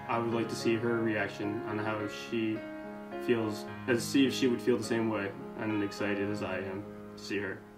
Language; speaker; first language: English; native; English